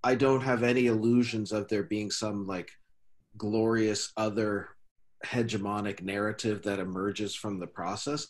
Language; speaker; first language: English; native; English